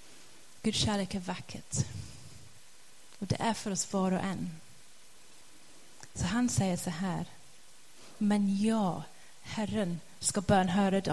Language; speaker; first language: Swedish; non-native, fluent; English